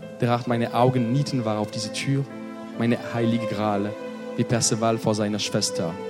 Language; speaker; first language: German; non-native, learner; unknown